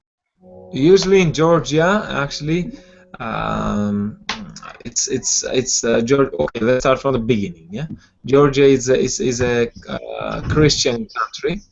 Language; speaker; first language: English; non-native, fluent; Georgian